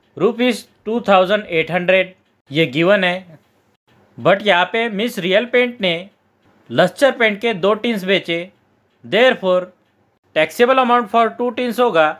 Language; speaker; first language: Hindi; non-native, local second language; Marathi